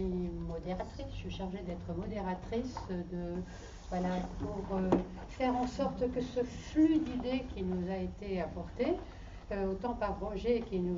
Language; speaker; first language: French; native; French